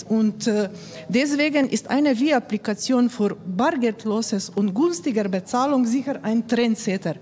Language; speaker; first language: German; non-native, learner; Slovenian